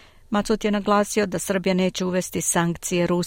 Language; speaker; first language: Croatian; native; Croatian